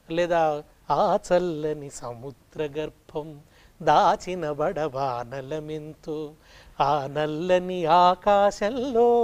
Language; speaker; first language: Telugu; native; Telugu